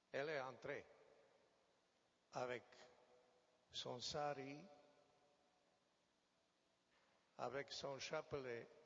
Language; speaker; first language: French; non-native, fluent; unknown